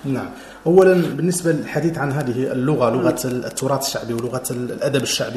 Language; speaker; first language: Arabic; native; Arabic